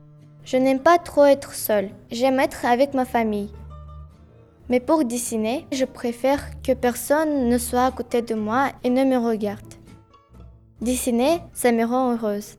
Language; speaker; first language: French; non-native, learner; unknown